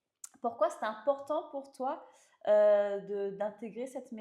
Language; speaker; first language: French; native; French